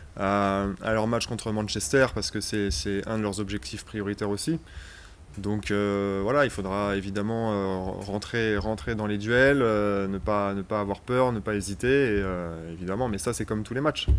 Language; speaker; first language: French; native; French